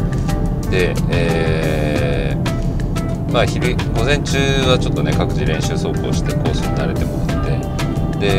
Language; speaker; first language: Japanese; native; Japanese